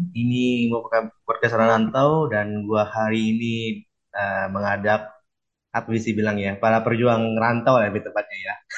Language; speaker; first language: Indonesian; native; Indonesian